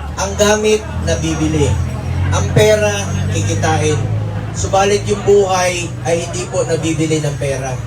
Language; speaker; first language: Filipino; non-native, local second language; Cebuano